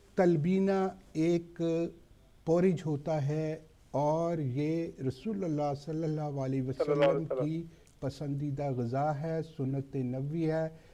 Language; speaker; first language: Urdu; native; Urdu